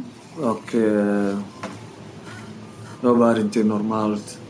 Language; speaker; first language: Swedish; non-native, learner; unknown